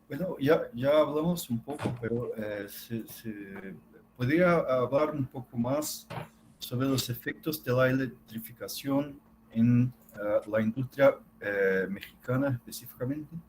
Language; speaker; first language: Spanish; non-native, fluent; Portuguese